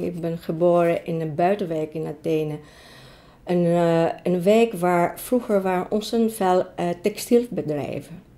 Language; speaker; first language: Dutch; non-native, fluent; Greek